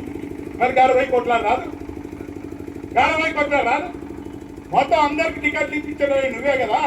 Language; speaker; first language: Telugu; native; Telugu